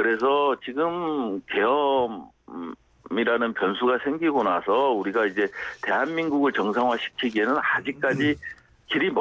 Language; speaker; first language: Korean; native; Korean